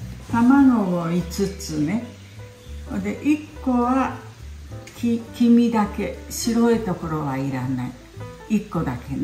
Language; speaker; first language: Japanese; early bilingual, heritage; Japanese